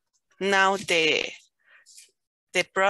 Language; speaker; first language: English; non-native, learner; Spanish